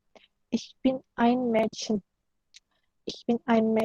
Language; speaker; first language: German; non-native, learner; Indonesian